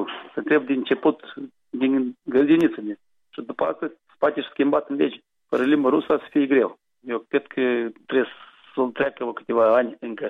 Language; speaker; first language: Romanian; non-native, local second language; Gagauz